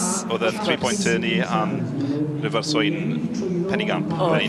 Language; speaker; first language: Welsh; native; Welsh